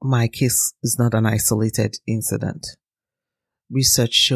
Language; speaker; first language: English; non-native, local second language; Yoruba